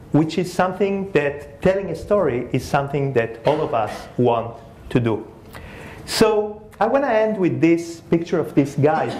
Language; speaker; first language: English; early bilingual, other home language; Spanish